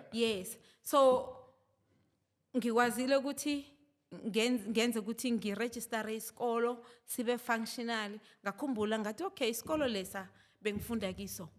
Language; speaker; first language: Zulu; non-native, local second language; South Ndebele